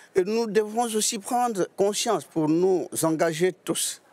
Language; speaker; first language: French; non-native, local second language; Lingala